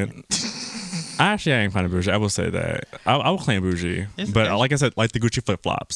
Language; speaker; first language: English; native; English